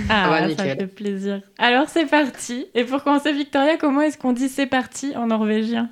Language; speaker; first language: French; native; French